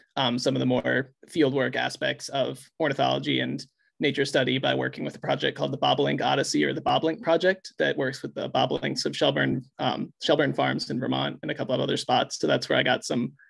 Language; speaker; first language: English; native; English